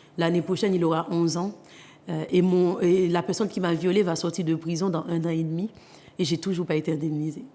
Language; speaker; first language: French; non-native, local second language; Haitian Creole